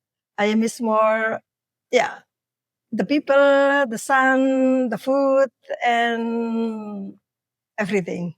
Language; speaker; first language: English; non-native, learner; Indonesian